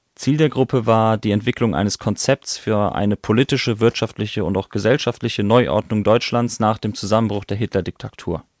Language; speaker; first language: German; native; German